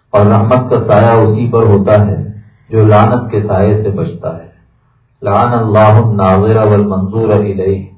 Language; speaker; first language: Urdu; native; Urdu